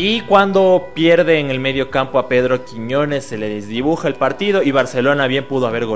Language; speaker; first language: Spanish; native; Spanish